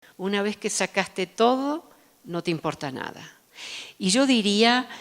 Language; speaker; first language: Spanish; early bilingual, other home language; Dutch